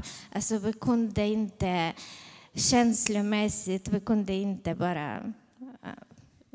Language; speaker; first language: Swedish; non-native, fluent; Ukrainian